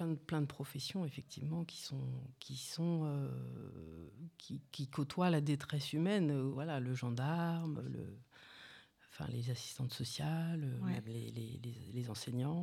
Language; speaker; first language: French; native; French